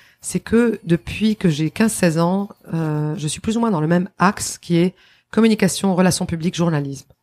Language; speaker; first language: French; non-native, local second language; Arabic